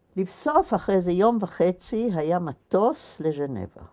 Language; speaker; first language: Hebrew; native; Hebrew